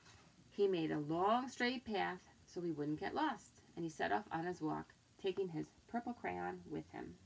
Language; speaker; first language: English; native; English